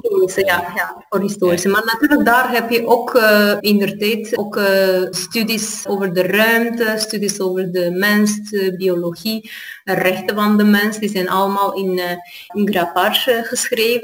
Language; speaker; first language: Dutch; non-native, fluent; Armenian